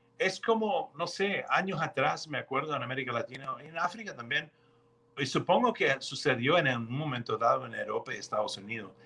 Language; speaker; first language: Spanish; non-native, fluent; English